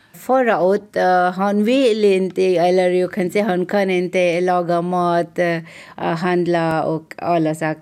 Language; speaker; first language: Swedish; non-native, learner; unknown